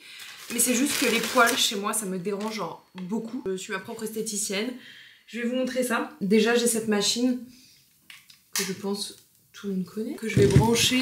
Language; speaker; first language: French; native; French